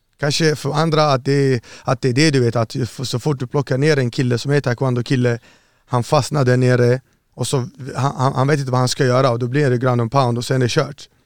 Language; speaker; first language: Swedish; early bilingual, other home language; Arabic